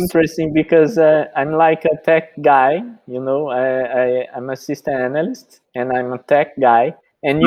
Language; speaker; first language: English; non-native, fluent; Portuguese